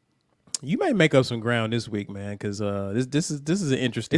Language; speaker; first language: English; native; English